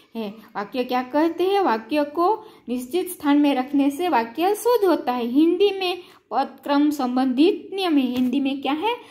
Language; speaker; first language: Hindi; non-native, local second language; Gujarati